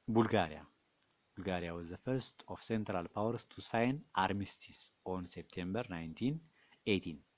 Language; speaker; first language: English; non-native, local second language; Amharic